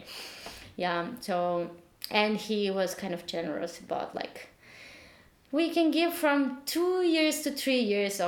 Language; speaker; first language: English; non-native, fluent; Turkish